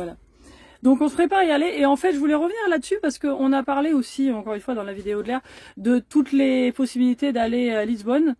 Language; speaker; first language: French; native; French